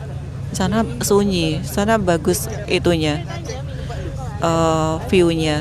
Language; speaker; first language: Indonesian; native; Indonesian